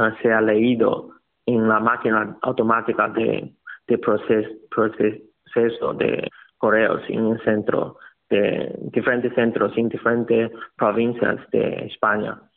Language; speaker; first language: Spanish; non-native, learner; Chinese